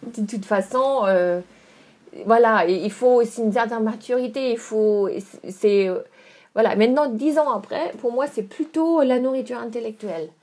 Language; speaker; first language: French; non-native, fluent; German